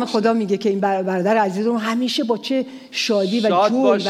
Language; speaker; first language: Persian; native; Persian